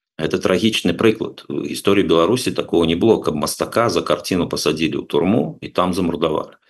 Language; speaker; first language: Belarusian; native; Belarusian